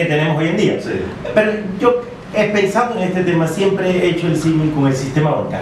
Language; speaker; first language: Spanish; native; Spanish